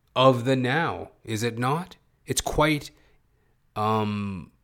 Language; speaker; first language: English; early bilingual, other home language; Hindi